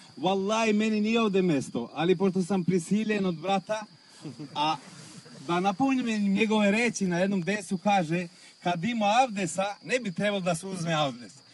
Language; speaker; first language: Bosnian; non-native, local second language; Romany